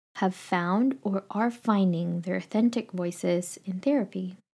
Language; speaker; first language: English; non-native, local second language; Filipino